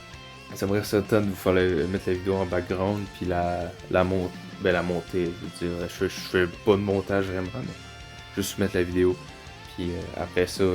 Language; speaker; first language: French; native; French